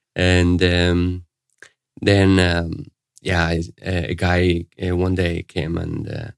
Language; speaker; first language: English; non-native, fluent; Arabic